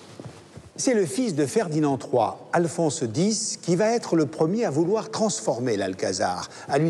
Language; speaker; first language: French; native; French